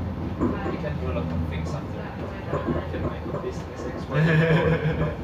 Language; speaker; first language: English; non-native, fluent; Indonesian